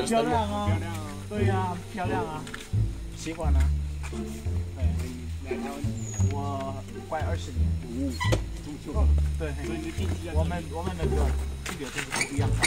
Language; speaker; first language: Chinese; non-native, learner; Filipino